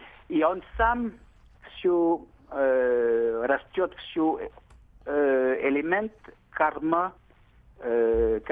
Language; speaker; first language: Russian; non-native, learner; French